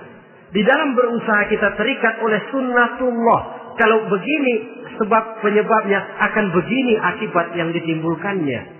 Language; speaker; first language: Indonesian; native; Indonesian